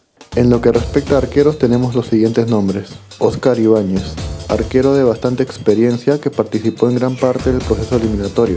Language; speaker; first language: Spanish; native; Spanish